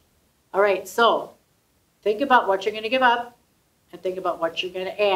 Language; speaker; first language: English; native; English